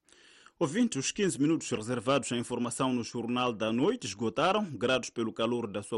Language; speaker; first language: Portuguese; native; Portuguese